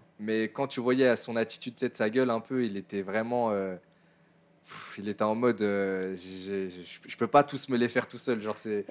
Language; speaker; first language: French; native; French